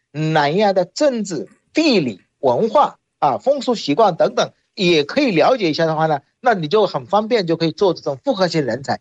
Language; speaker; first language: Chinese; non-native, fluent; Bangla